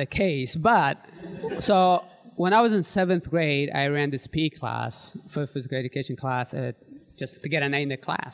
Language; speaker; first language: English; early bilingual, other home language; Tigrinya